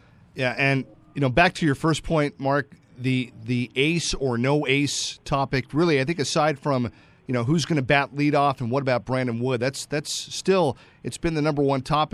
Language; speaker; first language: English; native; English